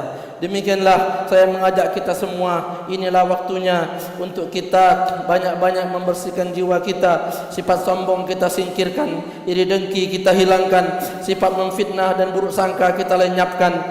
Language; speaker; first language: Indonesian; native; Indonesian